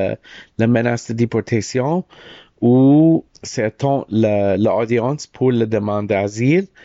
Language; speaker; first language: French; non-native, learner; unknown